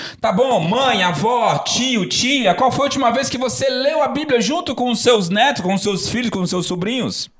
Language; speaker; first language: Portuguese; native; Portuguese